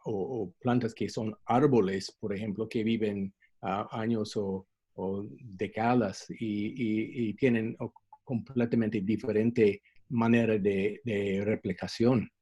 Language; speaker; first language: Spanish; non-native, fluent; English